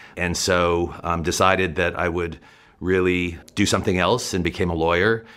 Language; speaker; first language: English; native; English